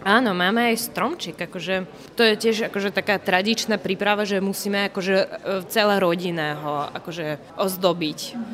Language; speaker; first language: Slovak; non-native, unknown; Russian